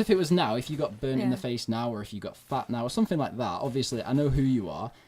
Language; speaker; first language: English; native; English